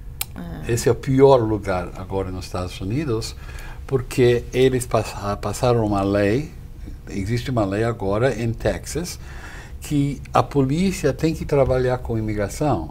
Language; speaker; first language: Portuguese; non-native, fluent; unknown